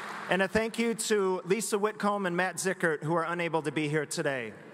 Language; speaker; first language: English; native; English